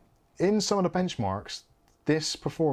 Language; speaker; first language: English; native; English